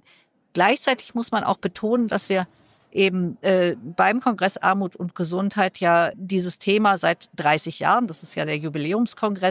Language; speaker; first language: German; native; German